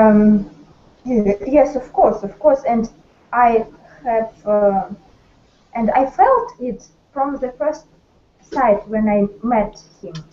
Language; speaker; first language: English; non-native, learner; Russian